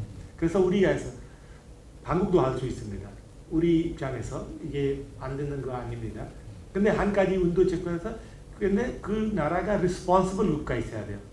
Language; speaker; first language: Korean; non-native, learner; Hindi